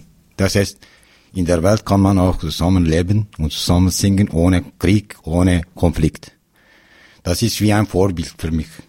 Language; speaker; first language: German; non-native, learner; Kurdish